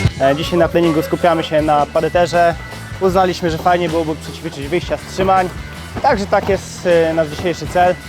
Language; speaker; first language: Polish; native; Polish